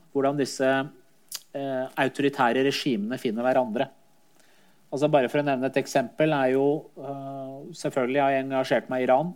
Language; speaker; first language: Norwegian; early bilingual, other home language; Persian